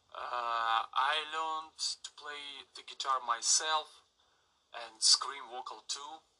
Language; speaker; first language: English; non-native, learner; Russian